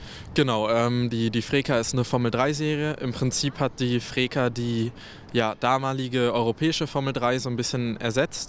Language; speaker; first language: German; native; German